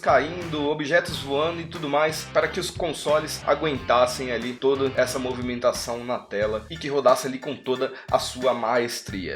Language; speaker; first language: Portuguese; native; Portuguese